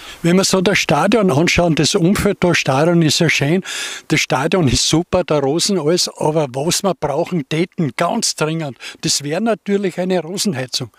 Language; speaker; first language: German; native; German